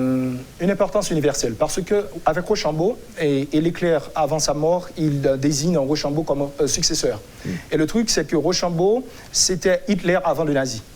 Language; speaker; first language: French; non-native, local second language; Haitian Creole